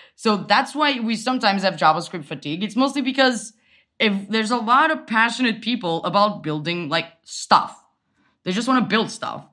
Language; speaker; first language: English; non-native, fluent; Portuguese